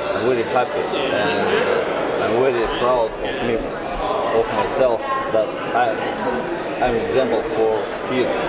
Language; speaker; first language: English; non-native, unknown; Russian